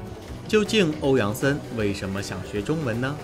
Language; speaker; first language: Chinese; native; Chinese